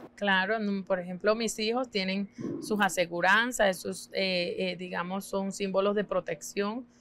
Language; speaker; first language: Spanish; non-native, local second language; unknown